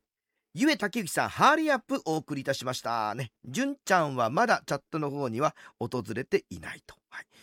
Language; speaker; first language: Japanese; native; Japanese